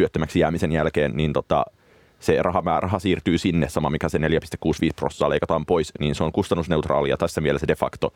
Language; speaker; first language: Finnish; native; Finnish